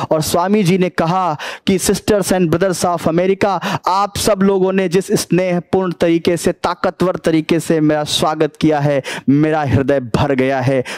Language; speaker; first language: Hindi; native; Hindi